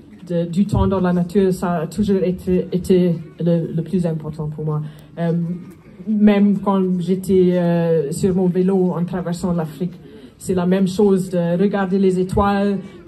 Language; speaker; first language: French; non-native, fluent; Afrikaans